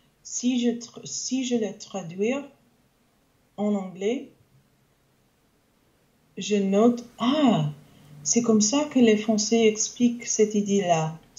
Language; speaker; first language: French; non-native, local second language; English